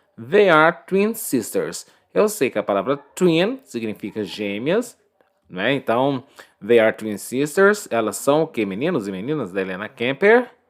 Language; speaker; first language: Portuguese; native; Portuguese